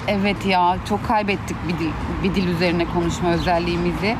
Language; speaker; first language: Turkish; native; Turkish